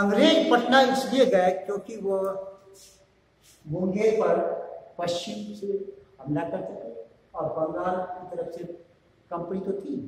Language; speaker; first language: Hindi; native; Hindi